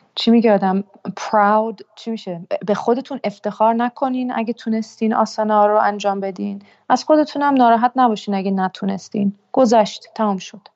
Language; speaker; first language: Persian; early bilingual, heritage; Persian